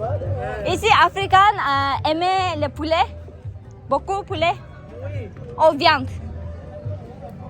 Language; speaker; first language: French; non-native, learner; Kazakh